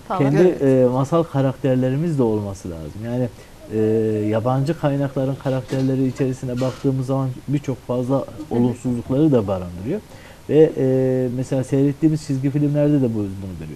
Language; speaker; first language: Turkish; native; Turkish